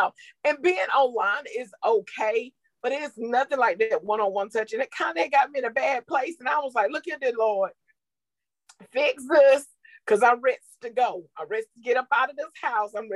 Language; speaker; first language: English; native; English